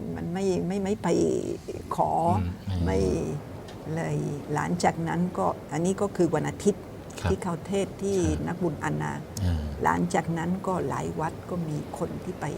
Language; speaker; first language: Thai; non-native, fluent; Spanish